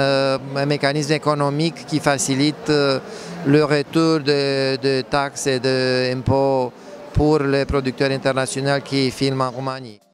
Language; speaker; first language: French; non-native, fluent; Romanian